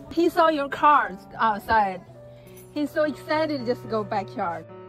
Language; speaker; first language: English; non-native, learner; Chinese